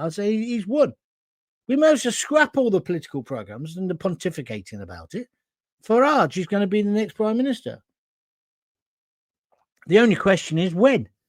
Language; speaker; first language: English; native; English